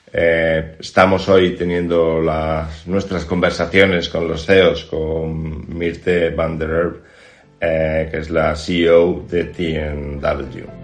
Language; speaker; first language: Spanish; native; Spanish